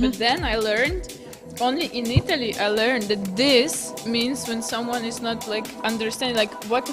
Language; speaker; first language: English; non-native, fluent; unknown